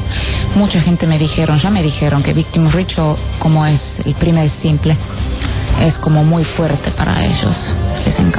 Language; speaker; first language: Spanish; non-native, fluent; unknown